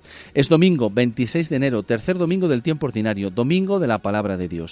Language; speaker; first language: Spanish; native; Spanish